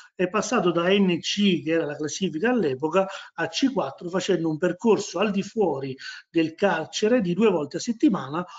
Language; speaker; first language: Italian; native; Italian